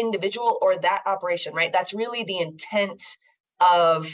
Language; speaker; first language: English; native; English